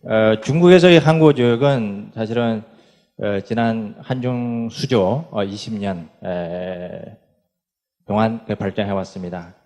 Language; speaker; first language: Korean; non-native, fluent; Chinese